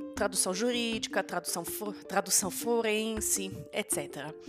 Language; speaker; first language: Portuguese; non-native, fluent; German